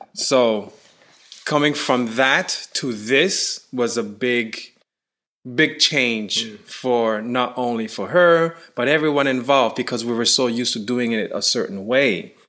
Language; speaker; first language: English; native; English